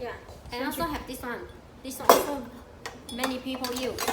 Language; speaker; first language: English; non-native, learner; Chinese